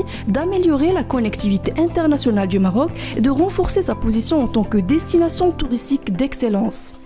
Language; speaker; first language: French; non-native, local second language; Arabic